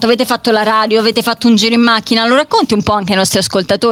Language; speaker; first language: Italian; native; Italian